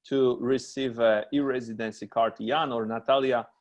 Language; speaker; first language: English; non-native, fluent; Polish